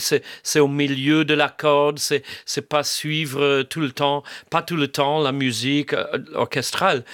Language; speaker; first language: French; non-native, fluent; English